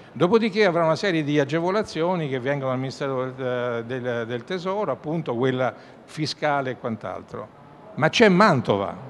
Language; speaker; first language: Italian; native; Italian